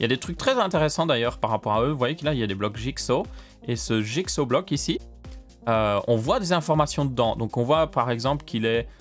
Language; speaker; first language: French; native; French